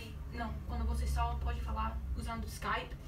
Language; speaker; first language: Portuguese; non-native, learner; English